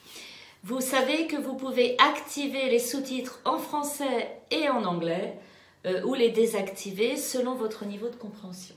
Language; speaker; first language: French; native; French